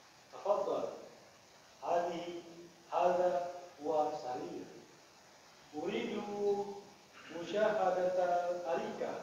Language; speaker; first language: Arabic; non-native, learner; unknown